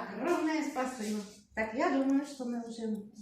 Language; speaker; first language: Russian; non-native, learner; Czech